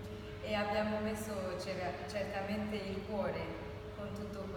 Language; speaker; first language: Italian; non-native, learner; Arabic